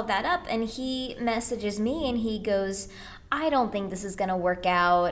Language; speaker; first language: English; native; English